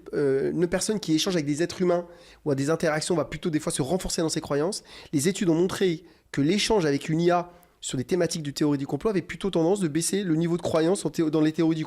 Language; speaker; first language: French; native; French